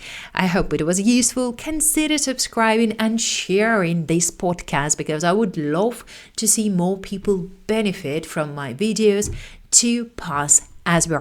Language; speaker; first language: English; non-native, fluent; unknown